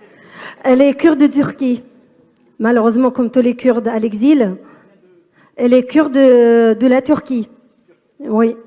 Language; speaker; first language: French; non-native, fluent; Kurdish